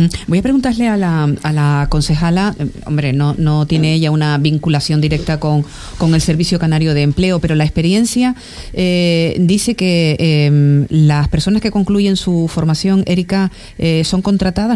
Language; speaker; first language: Spanish; native; Spanish